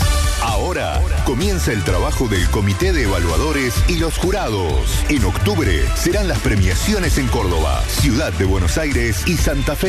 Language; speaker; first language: Spanish; native; Spanish